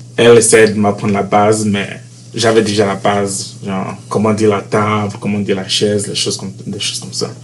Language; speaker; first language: French; native; French